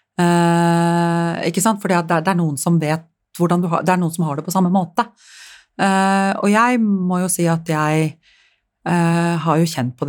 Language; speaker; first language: Norwegian; native; Norwegian